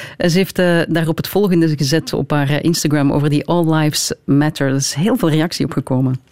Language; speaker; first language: Dutch; native; Dutch